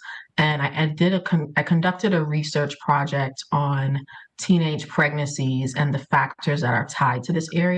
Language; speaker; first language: English; early bilingual, other home language; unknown